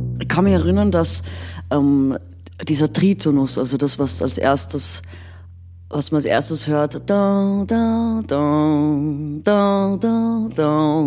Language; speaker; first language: German; native; German